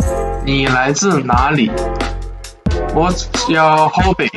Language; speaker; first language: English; non-native, learner; Chinese